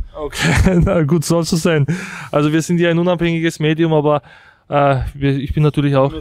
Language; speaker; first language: German; native; German